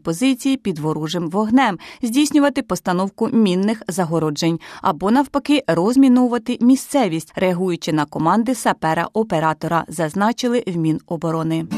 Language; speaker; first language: Ukrainian; native; Ukrainian